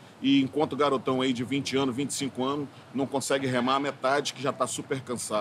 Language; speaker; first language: Portuguese; native; Portuguese